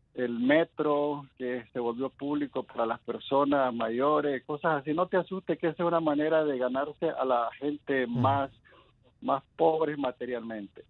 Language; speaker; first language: Spanish; native; Spanish